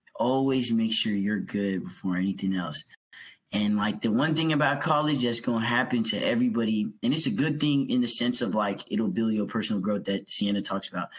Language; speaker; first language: English; native; English